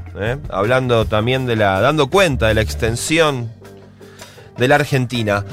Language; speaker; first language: Spanish; native; Spanish